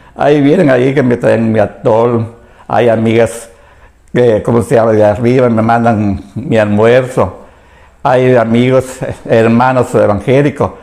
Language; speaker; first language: Spanish; native; Spanish